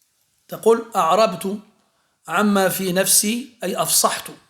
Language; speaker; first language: Arabic; early bilingual, heritage; French